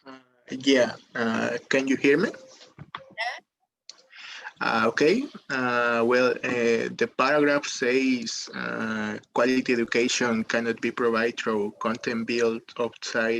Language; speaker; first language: English; non-native, learner; Spanish